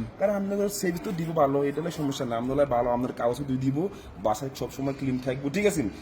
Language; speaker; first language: Bangla; non-native, learner; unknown